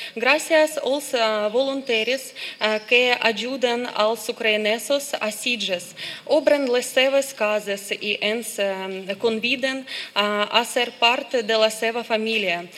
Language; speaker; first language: Catalan; non-native, learner; Ukrainian